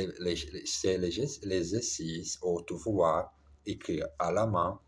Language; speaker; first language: French; non-native, learner; Portuguese